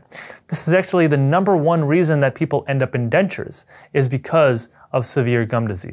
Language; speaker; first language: English; native; English